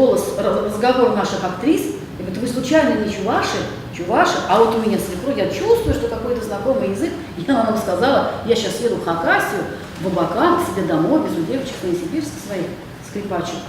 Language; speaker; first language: Russian; native; Russian